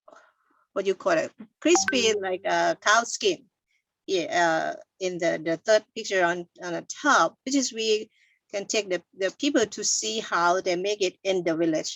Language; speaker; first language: English; non-native, fluent; Thai